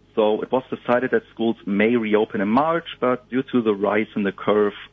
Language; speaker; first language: English; non-native, fluent; German